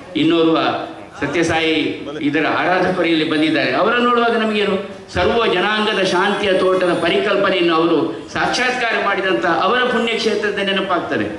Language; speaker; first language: Kannada; non-native, local second language; Tulu